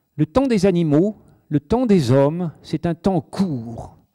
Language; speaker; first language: French; native; French